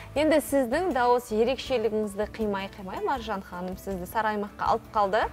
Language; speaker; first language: Kazakh; native; Kazakh